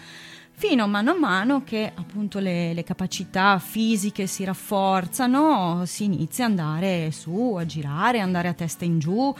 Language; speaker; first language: Italian; native; Italian